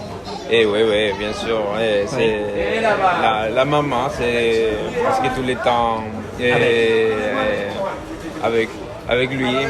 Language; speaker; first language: French; non-native, learner; Spanish